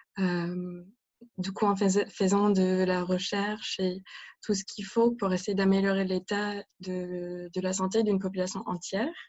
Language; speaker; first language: French; non-native, fluent; English